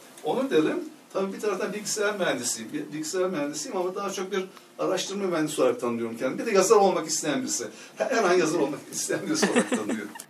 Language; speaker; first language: Turkish; native; Turkish